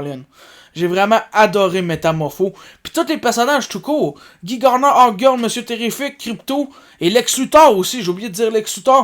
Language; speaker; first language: French; native; French